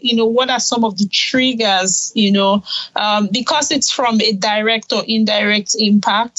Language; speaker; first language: English; non-native, local second language; Igbo